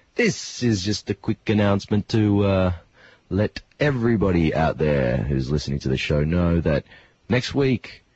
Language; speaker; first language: English; native; English